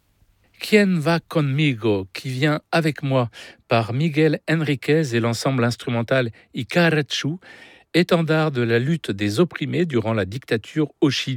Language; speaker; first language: French; native; French